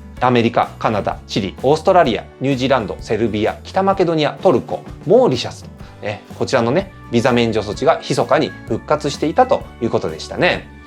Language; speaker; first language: Japanese; native; Japanese